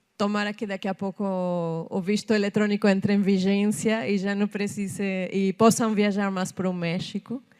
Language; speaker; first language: Portuguese; non-native, fluent; Spanish